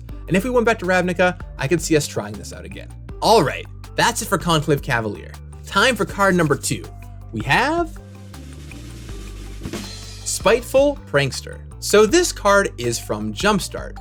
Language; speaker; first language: English; native; English